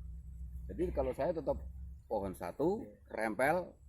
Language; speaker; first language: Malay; non-native, local second language; Javanese